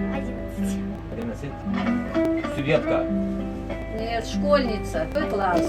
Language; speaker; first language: Russian; non-native, learner; Turkish